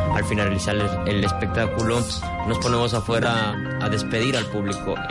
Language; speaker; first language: Spanish; non-native, fluent; Persian